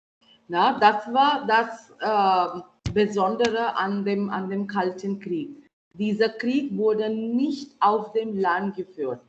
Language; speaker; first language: German; non-native, fluent; Marathi